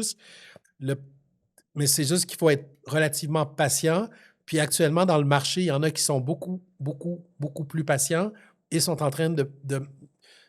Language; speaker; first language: French; native; French